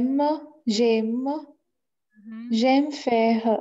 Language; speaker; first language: French; non-native, learner; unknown